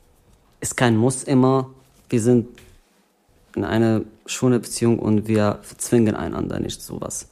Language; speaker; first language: German; non-native, learner; Arabic